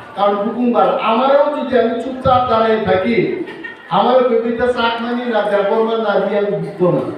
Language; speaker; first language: Bangla; non-native, local second language; Kok Borok